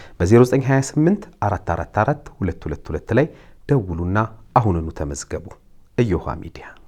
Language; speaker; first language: Amharic; native; Amharic